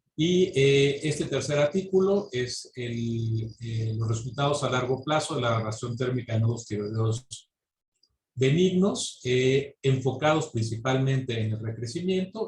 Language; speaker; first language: Spanish; native; Spanish